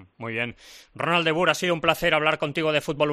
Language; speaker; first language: Spanish; native; Spanish